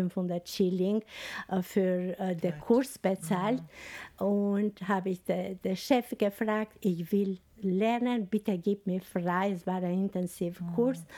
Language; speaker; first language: German; non-native, fluent; Albanian